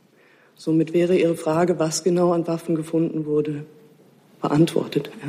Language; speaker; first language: German; native; German